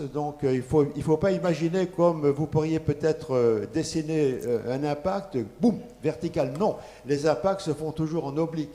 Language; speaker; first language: French; native; French